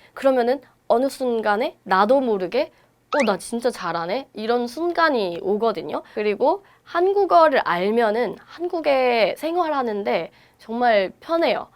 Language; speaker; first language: Korean; non-native, fluent; Burmese